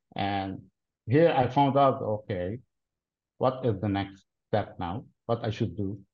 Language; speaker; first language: English; non-native, fluent; Arabic